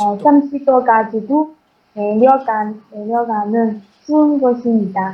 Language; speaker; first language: Korean; non-native, learner; Chinese